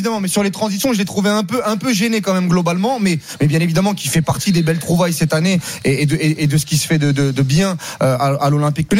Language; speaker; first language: French; native; French